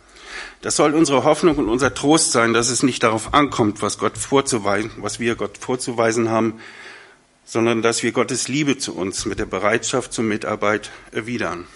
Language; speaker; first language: German; native; German